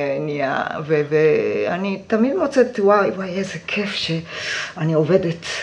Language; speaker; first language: Hebrew; non-native, fluent; Japanese